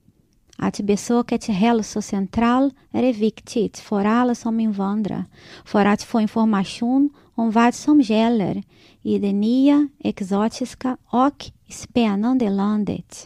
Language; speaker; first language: Swedish; non-native, fluent; Portuguese